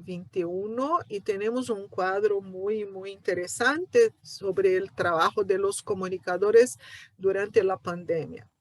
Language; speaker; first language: Spanish; non-native, fluent; Portuguese